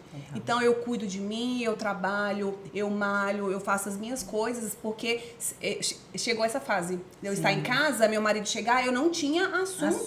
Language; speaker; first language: Portuguese; native; Portuguese